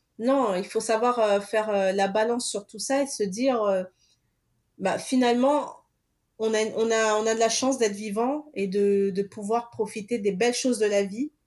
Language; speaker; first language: French; early bilingual, other home language; Portuguese